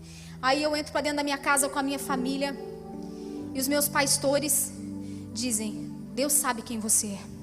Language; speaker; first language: Portuguese; native; Portuguese